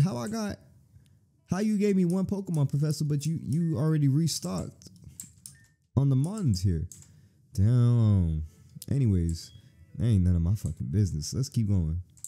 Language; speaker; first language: English; native; English